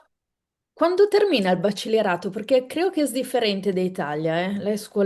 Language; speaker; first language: Spanish; non-native, fluent; Italian